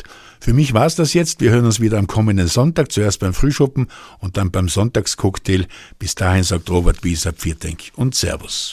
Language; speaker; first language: German; native; German